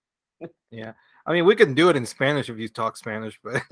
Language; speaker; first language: English; early bilingual, other home language; Spanish